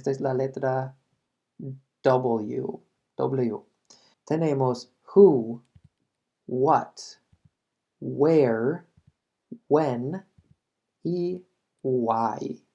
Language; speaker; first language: Spanish; non-native, fluent; English